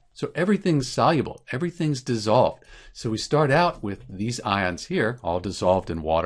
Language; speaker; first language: English; native; English